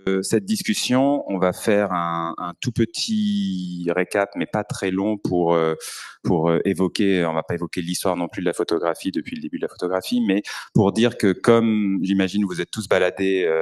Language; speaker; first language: French; native; French